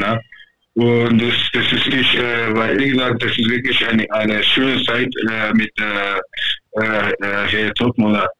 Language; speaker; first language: German; non-native, fluent; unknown